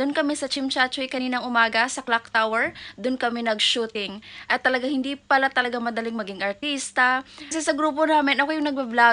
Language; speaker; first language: Filipino; native; Filipino